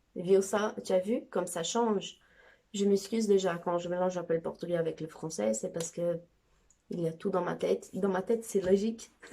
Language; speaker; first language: French; non-native, fluent; Portuguese